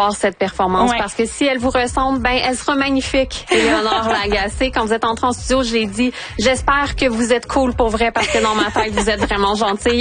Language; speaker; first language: French; native; French